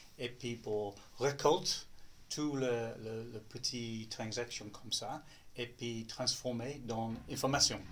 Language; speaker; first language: French; non-native, learner; English